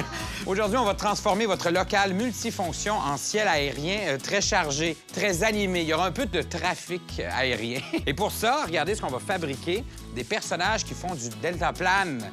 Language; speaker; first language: French; native; French